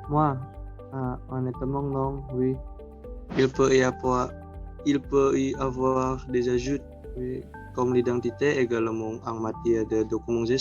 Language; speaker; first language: French; non-native, learner; Indonesian